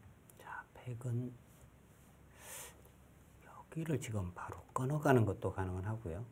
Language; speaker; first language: Korean; native; Korean